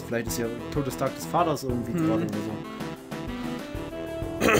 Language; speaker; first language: German; native; German